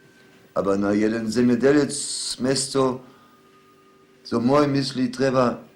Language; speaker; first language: Macedonian; non-native, learner; German